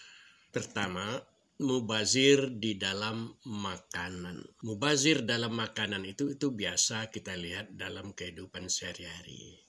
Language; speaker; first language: Indonesian; non-native, local second language; Minangkabau